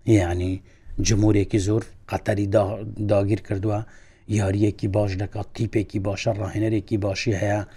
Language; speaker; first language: Central Kurdish; non-native, local second language; Kurdish